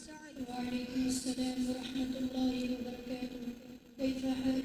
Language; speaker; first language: Arabic; non-native, learner; Urdu